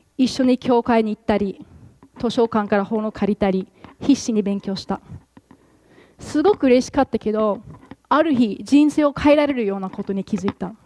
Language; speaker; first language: Japanese; non-native, fluent; English